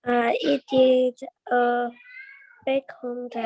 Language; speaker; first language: English; non-native, learner; Vietnamese